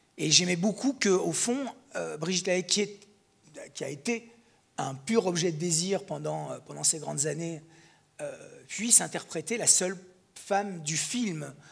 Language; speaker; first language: French; native; French